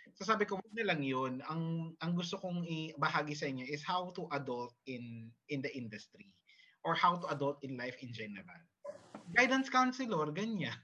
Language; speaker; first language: Filipino; early bilingual, heritage; Filipino